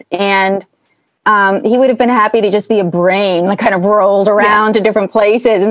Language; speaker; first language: English; native; English